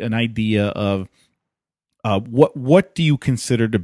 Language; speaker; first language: English; native; English